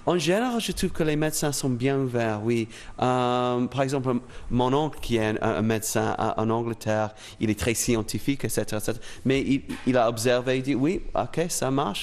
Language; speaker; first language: French; non-native, fluent; English